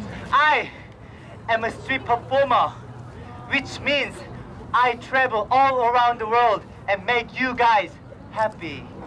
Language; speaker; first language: English; non-native, fluent; Korean